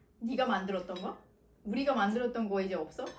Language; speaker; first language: Korean; non-native, fluent; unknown